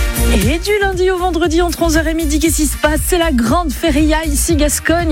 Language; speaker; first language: French; native; French